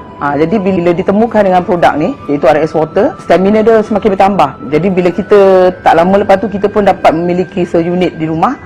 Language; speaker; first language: Malay; native; Malay